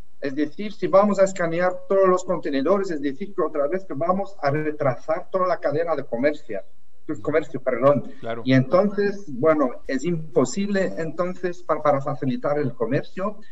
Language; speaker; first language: Spanish; non-native, fluent; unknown